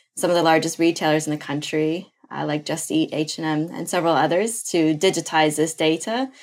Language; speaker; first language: English; non-native, fluent; Portuguese